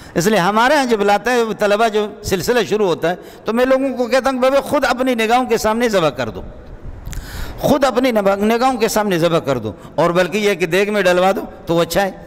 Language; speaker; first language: Urdu; non-native, local second language; Brahui